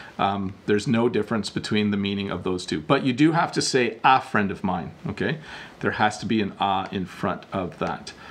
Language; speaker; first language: English; native; English